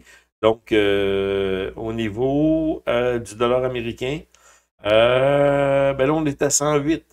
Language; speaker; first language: French; native; French